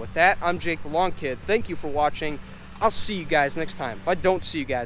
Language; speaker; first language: English; native; English